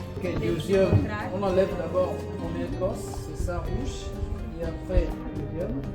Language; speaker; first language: French; non-native, learner; Portuguese